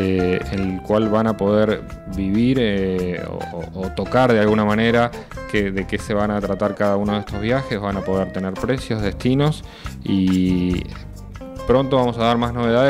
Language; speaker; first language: Spanish; native; Spanish